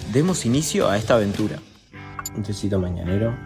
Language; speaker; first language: Spanish; native; Spanish